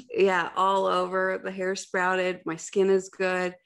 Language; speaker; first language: English; native; English